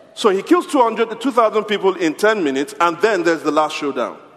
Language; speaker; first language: English; non-native, local second language; Yoruba